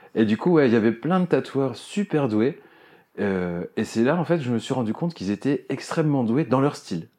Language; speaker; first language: French; native; French